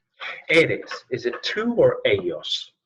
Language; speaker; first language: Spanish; non-native, fluent; English